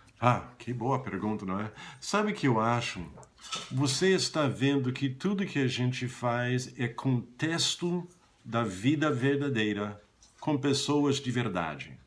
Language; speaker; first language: Portuguese; non-native, fluent; English